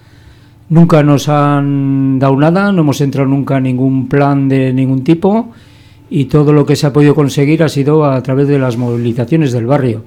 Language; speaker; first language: Spanish; native; Spanish